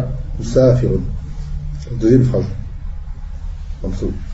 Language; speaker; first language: Arabic; non-native, fluent; French